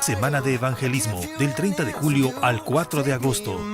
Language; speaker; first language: Spanish; native; Spanish